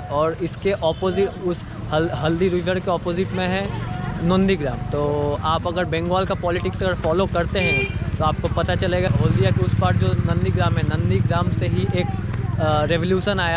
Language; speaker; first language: Hindi; non-native, local second language; Bangla